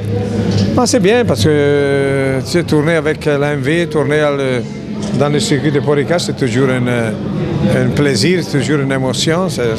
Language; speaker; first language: French; non-native, learner; Italian